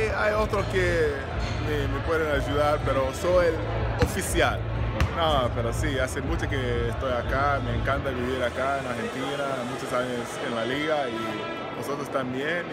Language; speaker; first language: Spanish; non-native, fluent; English